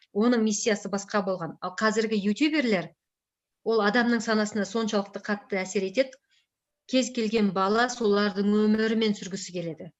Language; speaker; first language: Kazakh; native; Kazakh